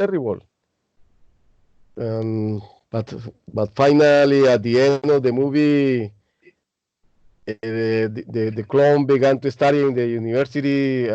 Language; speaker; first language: English; non-native, learner; Spanish